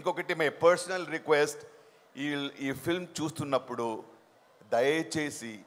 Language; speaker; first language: Telugu; non-native, fluent; Tamil